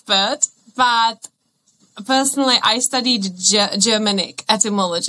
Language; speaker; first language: English; non-native, fluent; Czech